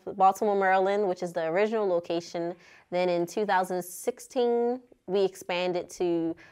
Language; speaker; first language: English; native; English